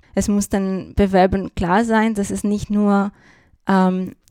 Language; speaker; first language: German; non-native, fluent; Greek